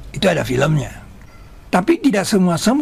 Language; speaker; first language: Indonesian; native; Indonesian